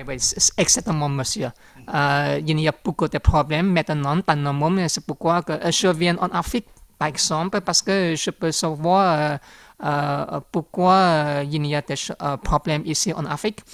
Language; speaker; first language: French; non-native, learner; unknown